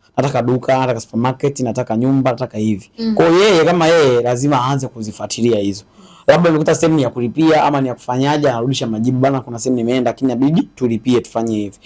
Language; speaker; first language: Swahili; native; Swahili